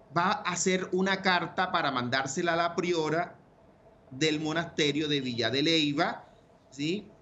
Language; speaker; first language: Spanish; native; Spanish